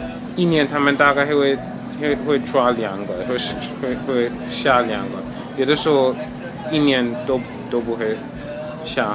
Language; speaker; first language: Chinese; non-native, fluent; English